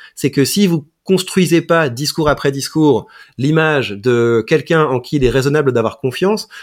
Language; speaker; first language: French; native; French